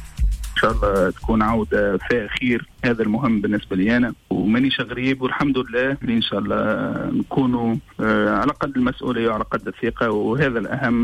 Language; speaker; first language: Arabic; native; Arabic